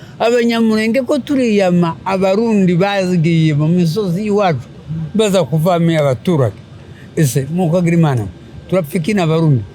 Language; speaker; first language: Kinyarwanda; native; Kinyarwanda